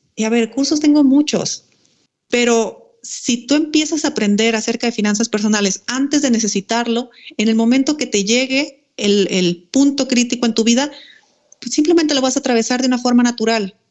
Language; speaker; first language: Spanish; native; Spanish